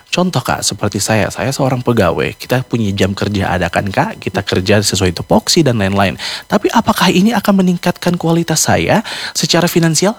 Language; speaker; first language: Indonesian; native; Indonesian